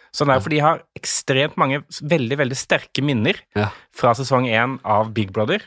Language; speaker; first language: Norwegian; native; Norwegian